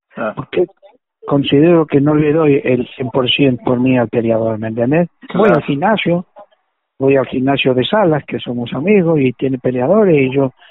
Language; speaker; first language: Spanish; native; Spanish